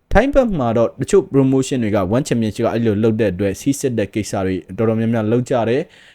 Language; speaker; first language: Burmese; native; Burmese